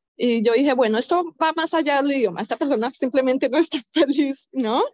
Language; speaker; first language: Spanish; native; Spanish